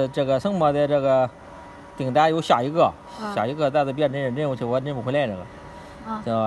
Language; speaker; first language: Chinese; native; Chinese